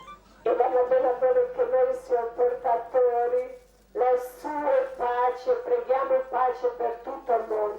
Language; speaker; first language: Italian; non-native, learner; Croatian